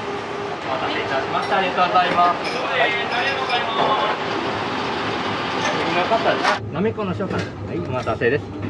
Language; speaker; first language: Japanese; native; Japanese